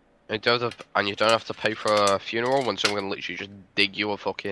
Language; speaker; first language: English; native; English